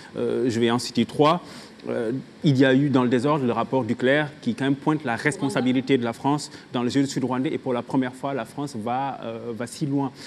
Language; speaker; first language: French; non-native, local second language; Wolof